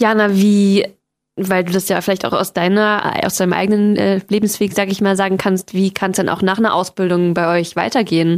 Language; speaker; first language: German; native; German